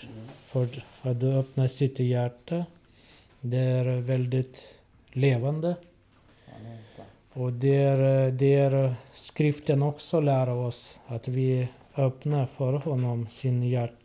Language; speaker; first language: Swedish; non-native, learner; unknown